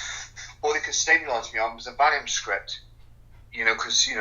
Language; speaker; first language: English; native; English